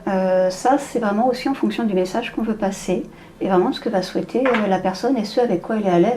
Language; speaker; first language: French; native; French